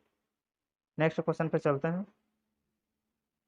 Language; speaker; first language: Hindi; native; Hindi